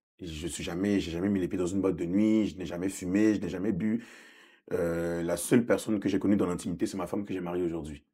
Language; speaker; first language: French; early bilingual, other home language; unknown